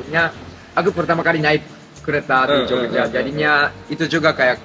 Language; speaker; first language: Indonesian; non-native, fluent; Japanese